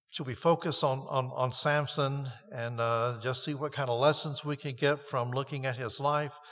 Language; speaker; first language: English; native; English